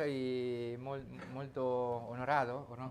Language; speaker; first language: Spanish; non-native, learner; Italian